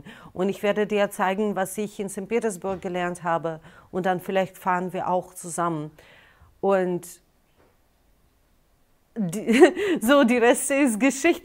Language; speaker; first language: German; non-native, fluent; Russian